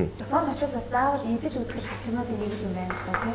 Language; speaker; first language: Mongolian; native; Mongolian